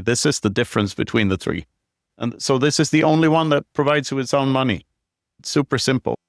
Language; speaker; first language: English; non-native, fluent; Swedish